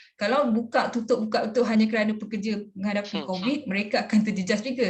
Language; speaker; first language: Malay; native; Malay